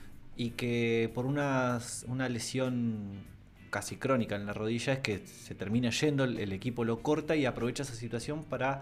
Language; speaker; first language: Spanish; native; Spanish